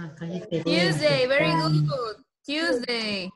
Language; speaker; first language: English; non-native, fluent; Spanish